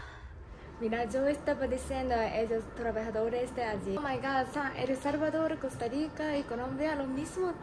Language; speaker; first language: Spanish; non-native, learner; Japanese